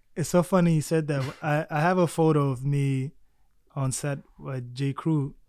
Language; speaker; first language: English; early bilingual, other home language; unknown